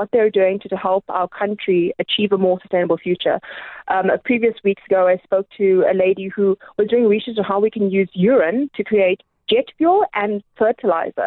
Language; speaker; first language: English; native; English